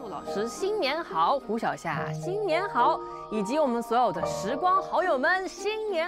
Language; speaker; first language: Chinese; native; Chinese